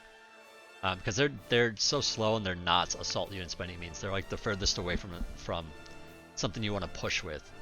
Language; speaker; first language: English; native; English